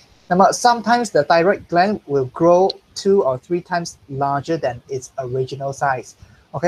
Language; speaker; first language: English; non-native, local second language; Chinese